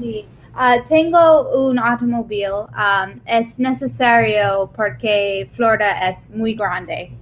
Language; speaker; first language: Spanish; non-native, learner; English